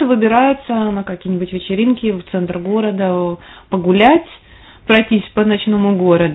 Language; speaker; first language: Russian; native; Russian